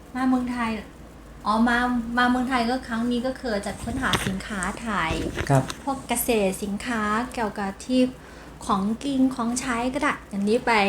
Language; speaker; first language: Thai; non-native, learner; Chinese